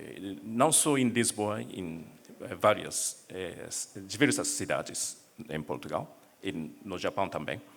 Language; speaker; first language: Portuguese; non-native, learner; Japanese